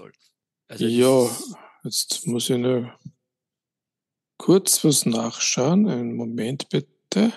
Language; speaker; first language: German; native; German